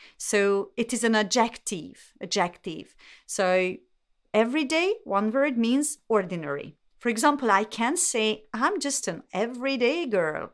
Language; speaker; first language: English; non-native, fluent; Hungarian